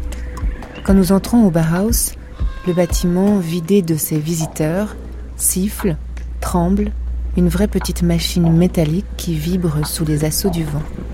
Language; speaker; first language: French; native; French